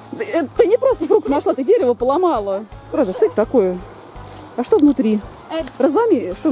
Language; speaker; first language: Russian; native; Russian